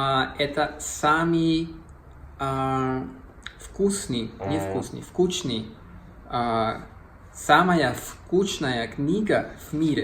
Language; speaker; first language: Russian; non-native, learner; Spanish